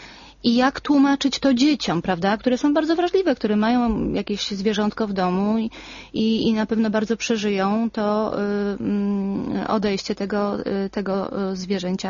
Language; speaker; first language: Polish; native; Polish